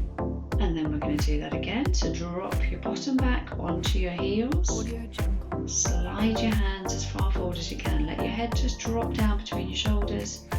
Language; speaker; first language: English; native; English